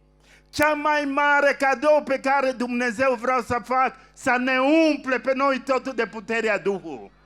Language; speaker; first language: Romanian; non-native, fluent; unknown